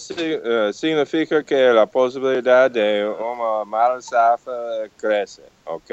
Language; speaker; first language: Portuguese; non-native, learner; English